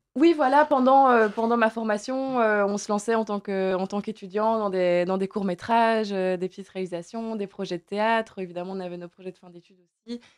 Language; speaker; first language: French; native; French